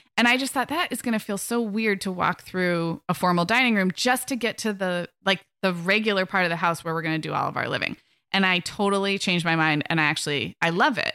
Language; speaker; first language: English; native; English